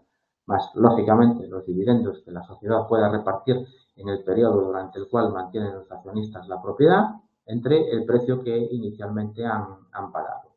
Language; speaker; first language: Spanish; native; Spanish